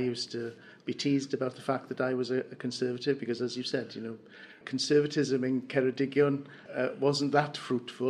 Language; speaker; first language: English; non-native, local second language; Welsh